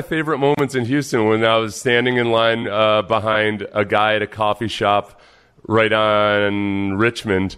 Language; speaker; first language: English; native; English